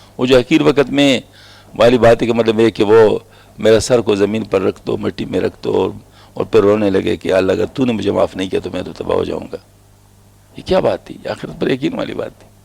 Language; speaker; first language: Urdu; non-native, local second language; Pashto